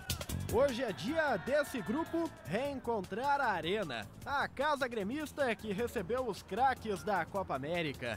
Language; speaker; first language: Portuguese; native; Portuguese